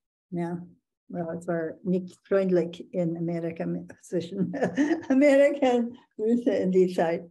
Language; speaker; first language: German; non-native, fluent; English